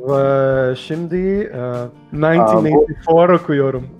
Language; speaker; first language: Turkish; non-native, learner; Portuguese